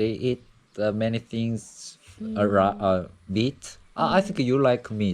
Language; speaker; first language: English; non-native, learner; Korean